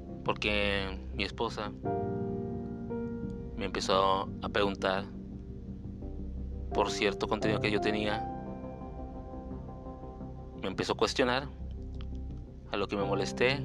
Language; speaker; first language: Spanish; native; Spanish